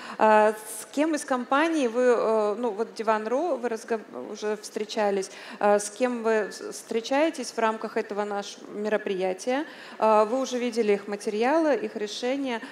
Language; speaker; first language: Russian; native; Russian